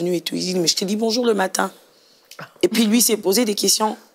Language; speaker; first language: French; non-native, local second language; Lingala